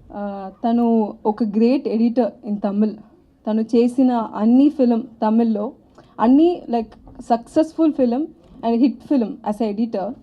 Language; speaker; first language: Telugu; non-native, learner; Tamil